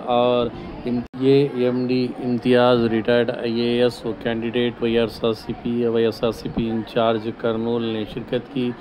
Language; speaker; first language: Urdu; native; Urdu